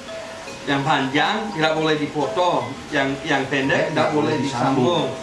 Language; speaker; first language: Indonesian; non-native, fluent; Spanish